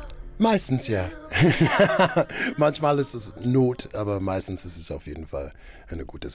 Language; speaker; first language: German; non-native, fluent; English